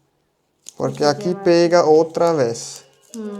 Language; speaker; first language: Spanish; non-native, learner; German